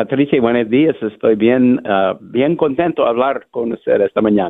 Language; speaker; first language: Spanish; non-native, fluent; English